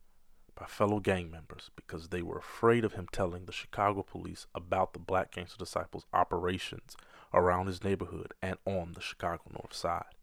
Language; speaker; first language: English; native; English